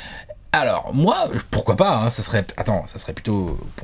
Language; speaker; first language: French; native; French